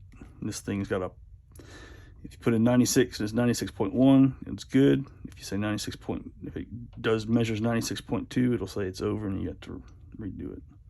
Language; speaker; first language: English; native; English